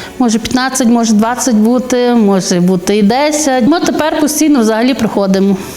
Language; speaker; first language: Ukrainian; native; Ukrainian